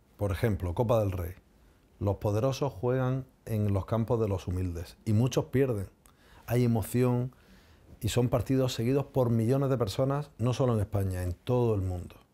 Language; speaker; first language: Spanish; native; Spanish